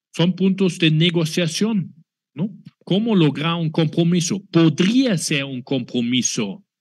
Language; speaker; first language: Spanish; non-native, fluent; German